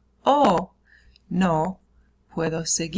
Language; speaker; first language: Spanish; non-native, fluent; English